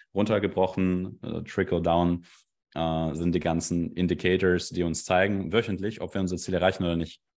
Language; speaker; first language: German; non-native, fluent; Russian